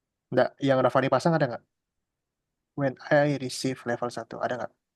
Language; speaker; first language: Indonesian; native; Indonesian